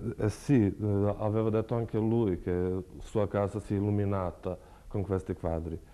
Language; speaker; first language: Italian; non-native, fluent; Serbian